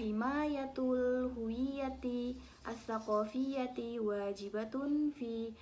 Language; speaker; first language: Arabic; non-native, learner; Indonesian